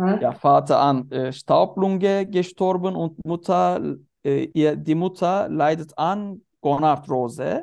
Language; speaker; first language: German; non-native, learner; Turkish